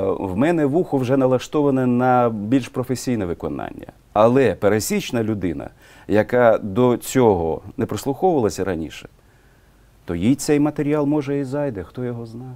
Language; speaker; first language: Ukrainian; non-native, local second language; Russian